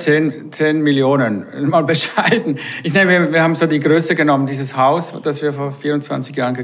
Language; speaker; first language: German; native; German